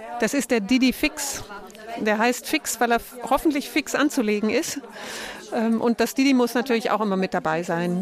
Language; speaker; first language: German; native; German